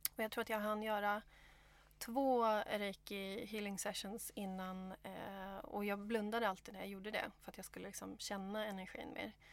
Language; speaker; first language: Swedish; native; Swedish